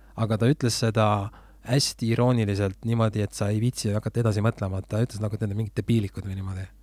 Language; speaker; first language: Estonian; native; Estonian